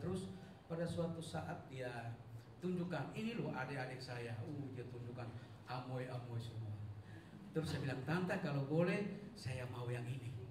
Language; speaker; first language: Indonesian; non-native, local second language; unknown